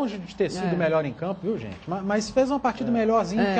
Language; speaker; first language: Portuguese; native; Portuguese